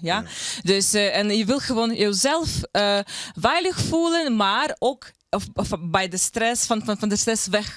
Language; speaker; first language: Dutch; non-native, learner; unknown